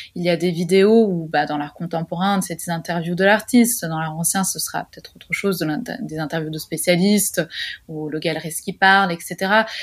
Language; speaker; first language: French; non-native, fluent; Italian